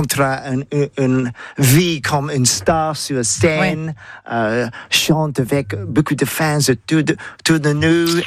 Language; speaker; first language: French; non-native, learner; English